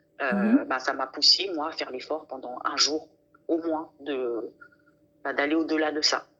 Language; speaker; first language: French; native; French